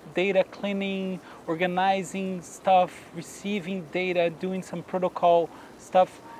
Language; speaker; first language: English; non-native, fluent; Portuguese